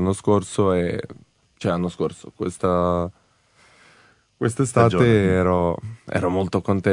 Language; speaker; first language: Italian; non-native, fluent; Serbian